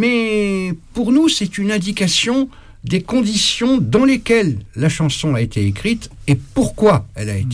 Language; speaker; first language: French; native; French